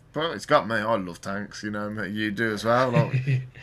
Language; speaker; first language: English; native; English